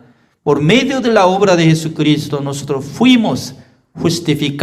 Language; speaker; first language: Spanish; non-native, fluent; Korean